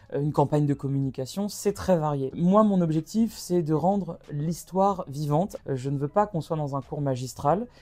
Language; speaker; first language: French; native; French